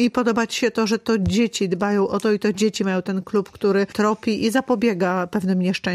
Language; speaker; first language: Polish; native; Polish